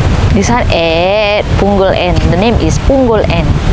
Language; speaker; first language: English; non-native, learner; Indonesian